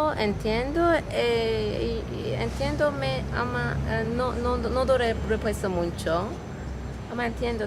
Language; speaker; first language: Spanish; early bilingual, heritage; Ladino